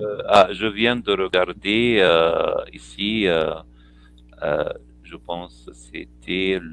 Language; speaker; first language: French; non-native, fluent; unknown